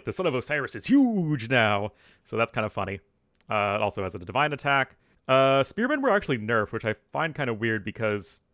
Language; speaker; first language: English; native; English